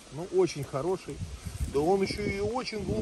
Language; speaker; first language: Russian; native; Russian